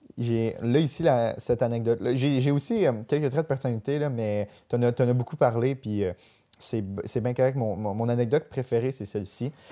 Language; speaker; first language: French; native; French